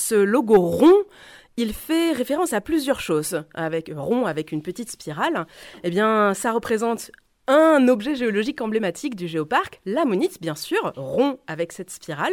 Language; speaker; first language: French; native; French